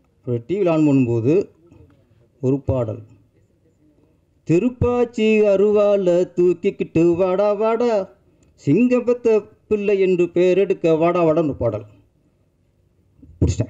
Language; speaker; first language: Tamil; native; Tamil